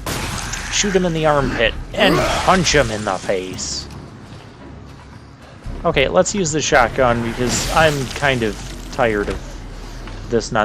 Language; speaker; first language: English; native; English